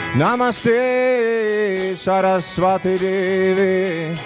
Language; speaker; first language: English; non-native, fluent; Czech